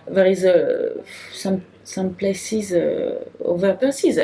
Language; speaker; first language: English; non-native, learner; French